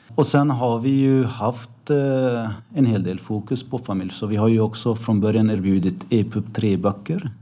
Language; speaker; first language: Swedish; early bilingual, other home language; Arabic